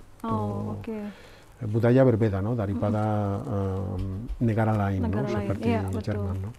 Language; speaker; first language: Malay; non-native, learner; Spanish